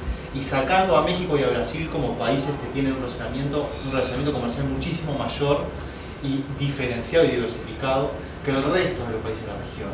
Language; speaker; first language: Spanish; native; Spanish